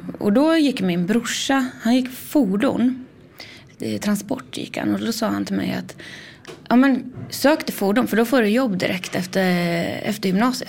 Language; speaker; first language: Swedish; native; Swedish